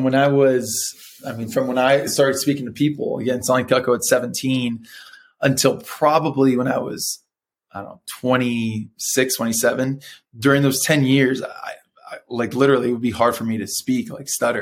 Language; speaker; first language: English; early bilingual, other home language; Spanish